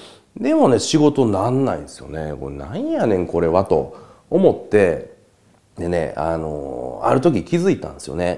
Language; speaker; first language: Japanese; native; Japanese